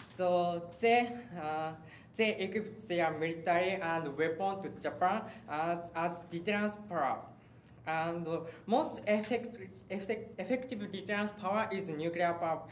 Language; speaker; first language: English; non-native, learner; Japanese